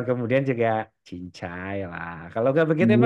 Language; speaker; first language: Indonesian; native; Indonesian